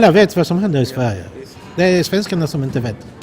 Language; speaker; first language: Swedish; non-native, fluent; Polish